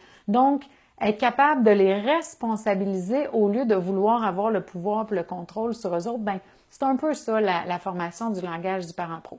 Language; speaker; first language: French; native; French